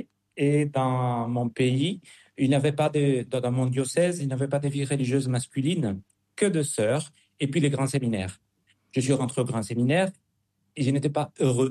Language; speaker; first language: French; non-native, fluent; Spanish